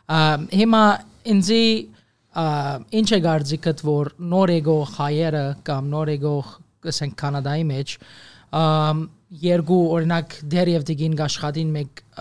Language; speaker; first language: Armenian; early bilingual, heritage; Armenian